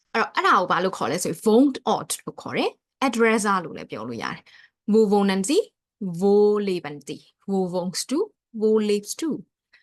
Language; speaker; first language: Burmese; native; Burmese